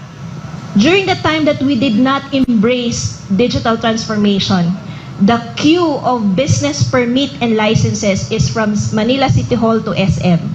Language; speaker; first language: English; non-native, local second language; Filipino